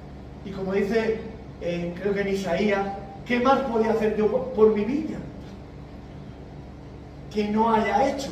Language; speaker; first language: Spanish; native; Spanish